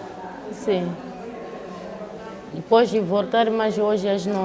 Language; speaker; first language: Portuguese; non-native, local second language; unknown